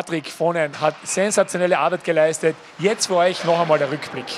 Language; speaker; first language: German; native; German